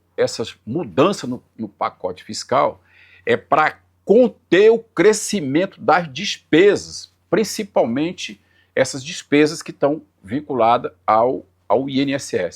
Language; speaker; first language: Portuguese; native; Portuguese